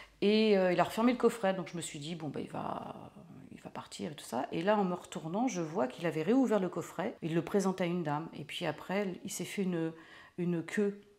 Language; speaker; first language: French; native; French